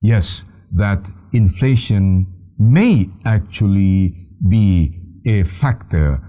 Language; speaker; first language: English; non-native, fluent; Indonesian